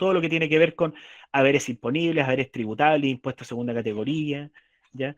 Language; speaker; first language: Spanish; native; Spanish